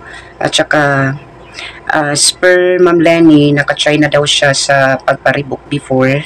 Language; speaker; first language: Filipino; native; Filipino